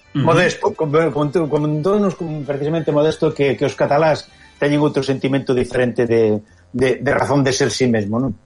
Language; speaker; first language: Galician; native; Galician